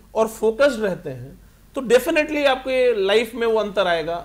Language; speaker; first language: Hindi; native; Hindi